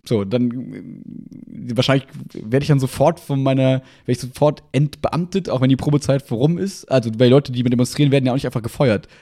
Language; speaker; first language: German; native; German